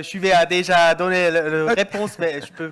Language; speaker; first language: French; non-native, local second language; German